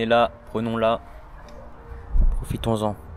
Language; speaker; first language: French; native; French